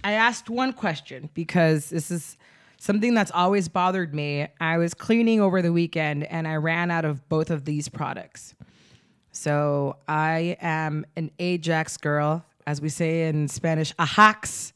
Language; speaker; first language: English; early bilingual, other home language; Spanish